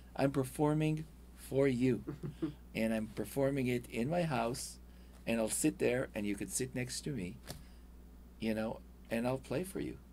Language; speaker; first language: English; non-native, fluent; Hebrew